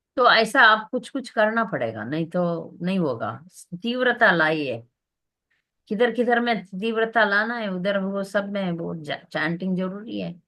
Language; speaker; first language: Hindi; non-native, local second language; Tamil